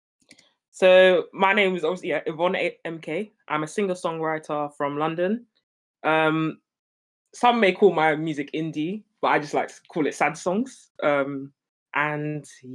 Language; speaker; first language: English; native; English